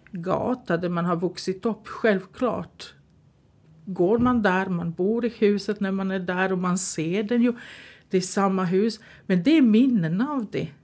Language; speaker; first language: Swedish; non-native, fluent; Bosnian